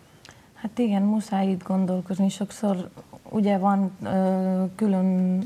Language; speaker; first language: Hungarian; non-native, local second language; Spanish